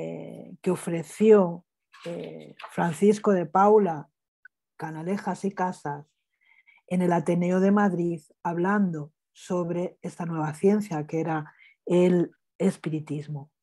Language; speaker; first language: Spanish; native; Spanish